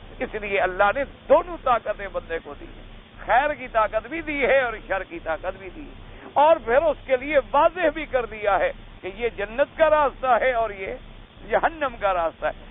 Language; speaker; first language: Urdu; native; Urdu